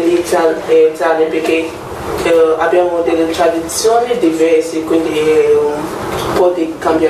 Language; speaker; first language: Italian; non-native, learner; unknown